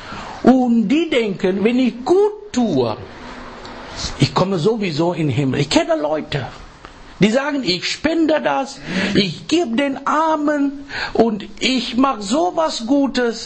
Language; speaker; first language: German; non-native, learner; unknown